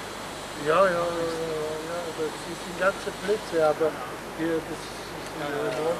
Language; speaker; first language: German; non-native, learner; Czech